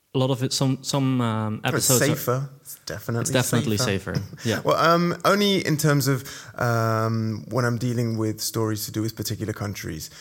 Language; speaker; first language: English; native; English